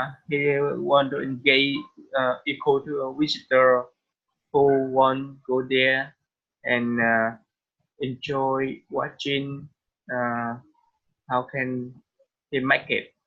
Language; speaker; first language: English; non-native, learner; Vietnamese